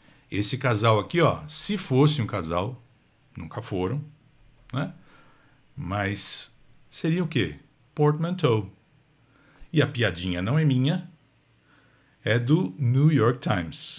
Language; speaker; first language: Portuguese; native; Portuguese